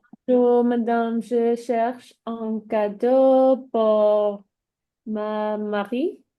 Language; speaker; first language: French; non-native, learner; English